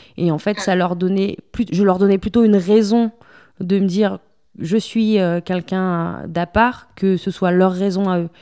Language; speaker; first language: French; early bilingual, other home language; Spanish